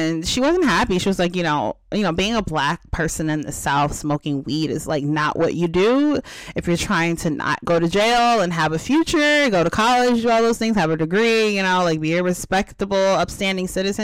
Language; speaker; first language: English; native; English